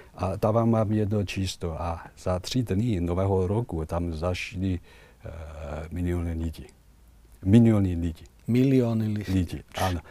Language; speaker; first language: Czech; non-native, fluent; Chinese